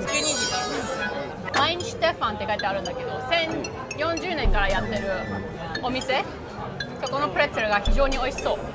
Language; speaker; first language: Japanese; non-native, fluent; German